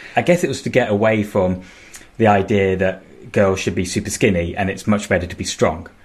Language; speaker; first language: English; native; English